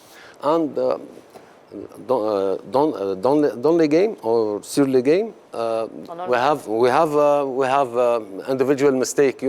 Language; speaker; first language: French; non-native, learner; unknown